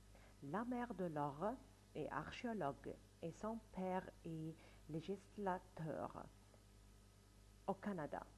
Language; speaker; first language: French; non-native, fluent; Arabic